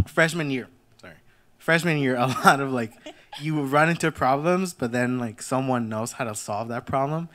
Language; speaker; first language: English; early bilingual, other home language; Spanish